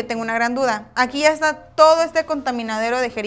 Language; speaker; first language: Spanish; native; Spanish